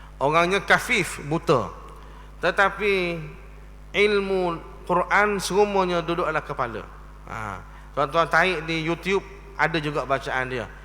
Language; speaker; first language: Malay; native; Malay